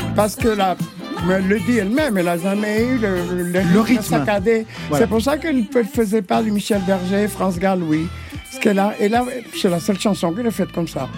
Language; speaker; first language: French; non-native, fluent; Spanish